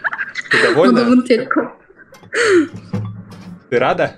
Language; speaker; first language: Russian; native; Russian